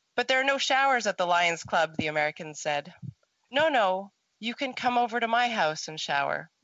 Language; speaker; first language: English; native; English